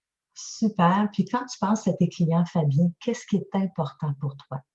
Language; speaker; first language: French; native; French